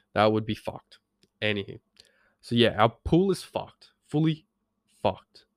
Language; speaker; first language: English; native; English